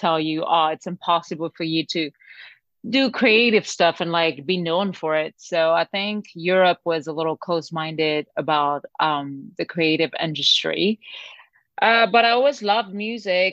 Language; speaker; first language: English; non-native, fluent; French